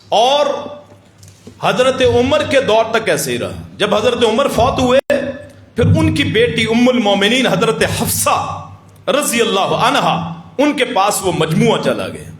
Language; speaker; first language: Urdu; non-native, local second language; Punjabi